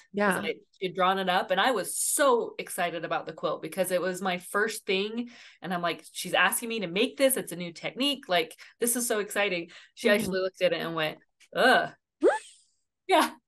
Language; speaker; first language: English; native; English